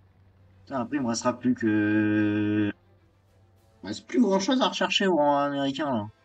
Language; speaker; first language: French; native; French